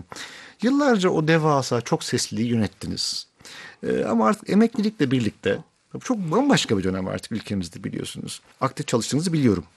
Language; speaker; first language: Turkish; native; Turkish